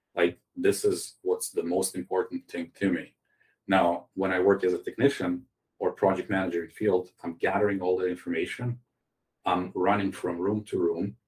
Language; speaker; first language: English; non-native, fluent; Croatian